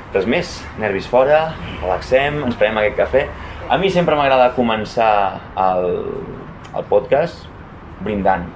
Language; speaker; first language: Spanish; non-native, local second language; Catalan